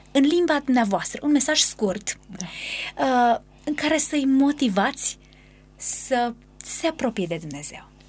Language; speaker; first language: Romanian; native; Romanian